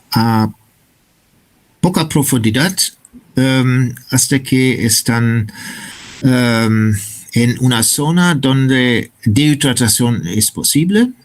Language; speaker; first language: Spanish; non-native, fluent; German